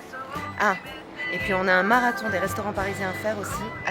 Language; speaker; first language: French; native; French